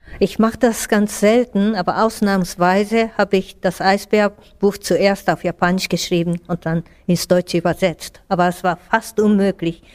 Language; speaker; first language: German; non-native, fluent; Japanese